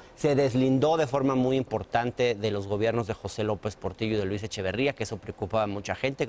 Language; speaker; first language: Spanish; native; Spanish